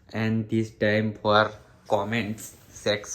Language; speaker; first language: English; non-native, learner; Gujarati